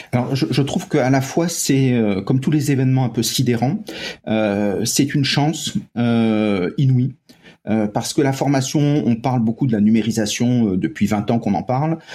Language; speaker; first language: French; native; French